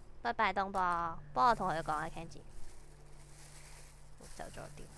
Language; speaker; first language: Chinese; native; Chinese